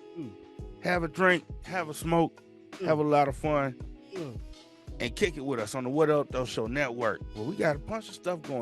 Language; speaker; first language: English; native; English